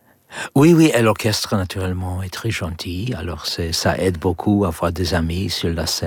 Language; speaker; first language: French; non-native, learner; English